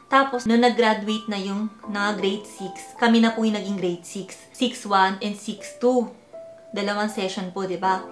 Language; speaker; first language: Filipino; early bilingual, heritage; Filipino